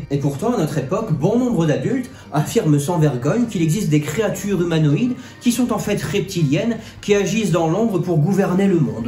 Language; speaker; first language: French; native; French